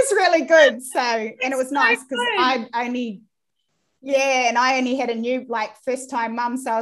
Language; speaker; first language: English; native; English